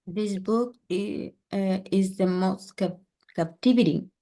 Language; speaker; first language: English; non-native, learner; Spanish